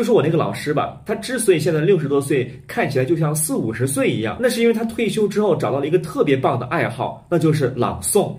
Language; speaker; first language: Chinese; native; Chinese